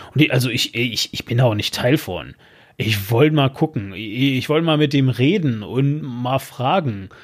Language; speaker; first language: German; native; German